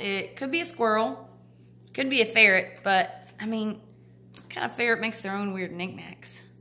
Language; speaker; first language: English; native; English